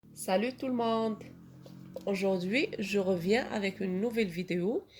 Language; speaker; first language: French; non-native, local second language; Arabic